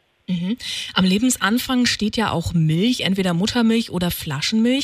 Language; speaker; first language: German; native; German